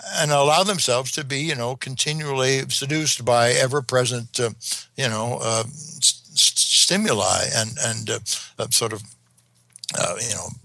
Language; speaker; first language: English; native; English